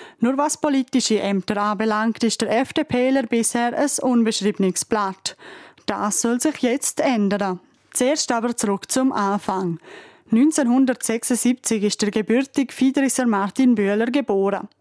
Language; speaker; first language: German; native; German